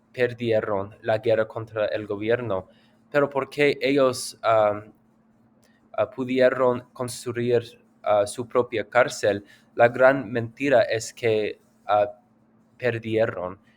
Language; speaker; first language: Spanish; non-native, learner; English